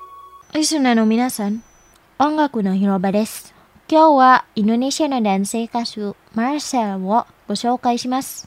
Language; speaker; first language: Japanese; non-native, fluent; Indonesian